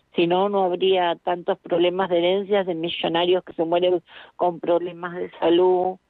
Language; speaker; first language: Spanish; native; Spanish